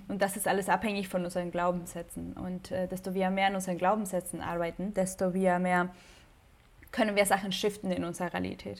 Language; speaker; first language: German; non-native, fluent; Spanish